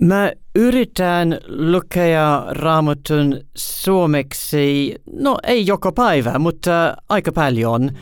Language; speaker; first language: Finnish; non-native, learner; English